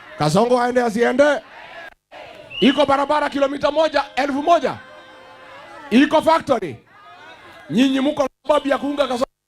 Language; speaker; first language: Swahili; non-native, local second language; Kikuyu